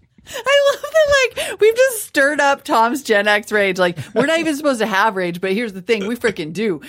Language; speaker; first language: English; native; English